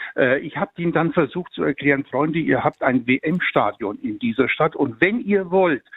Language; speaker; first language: German; native; German